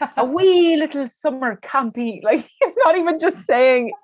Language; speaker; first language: English; native; English